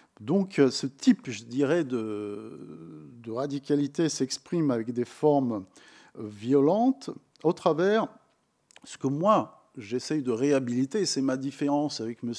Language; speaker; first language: French; non-native, fluent; Croatian